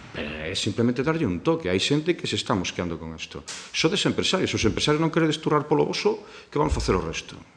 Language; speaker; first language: Galician; native; Galician